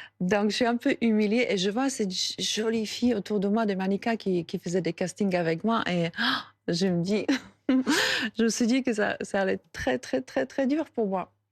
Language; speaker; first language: French; non-native, fluent; Slovak